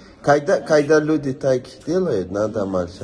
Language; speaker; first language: Russian; non-native, local second language; Persian